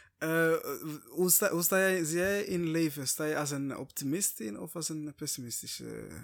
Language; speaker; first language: Dutch; non-native, fluent; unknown